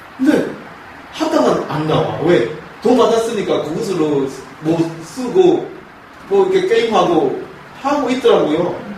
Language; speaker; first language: Korean; non-native, fluent; Burmese